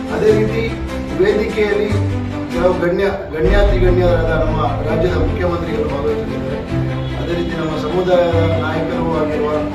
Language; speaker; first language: Kannada; non-native, local second language; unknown